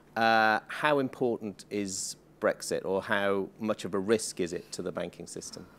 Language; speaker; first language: English; native; English